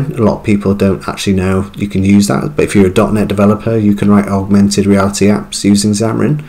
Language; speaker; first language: English; native; English